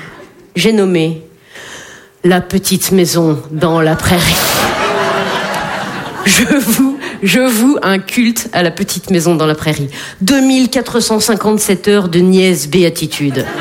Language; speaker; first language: French; native; French